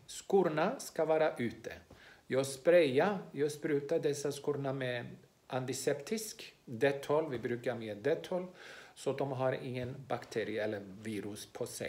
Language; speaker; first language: Swedish; non-native, fluent; Greek